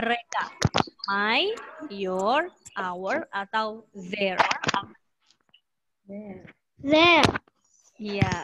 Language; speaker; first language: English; non-native, learner; Indonesian